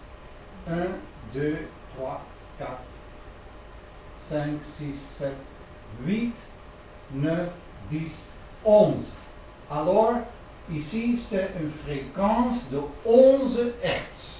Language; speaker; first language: French; non-native, learner; Dutch